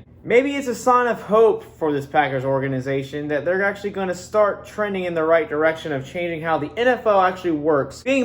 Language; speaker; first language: English; native; English